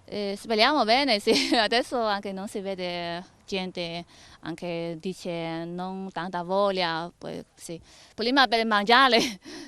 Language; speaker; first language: Italian; non-native, learner; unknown